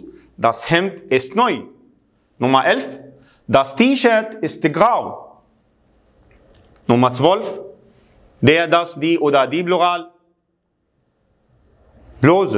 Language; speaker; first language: German; non-native, fluent; Arabic